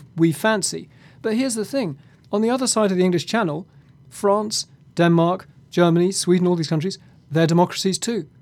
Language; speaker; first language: English; native; English